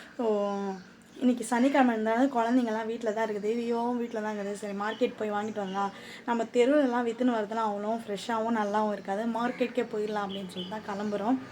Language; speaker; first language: Tamil; native; Tamil